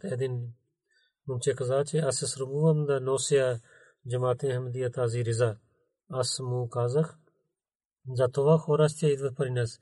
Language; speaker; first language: Bulgarian; non-native, fluent; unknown